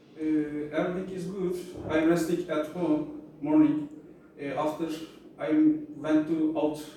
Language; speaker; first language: English; non-native, learner; Turkish